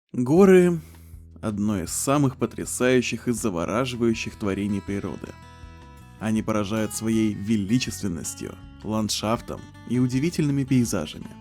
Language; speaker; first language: Russian; native; Russian